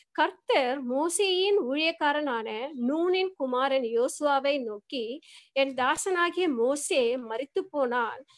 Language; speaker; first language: Tamil; native; Tamil